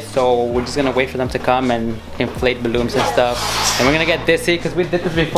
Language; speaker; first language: English; early bilingual, other home language; Spanish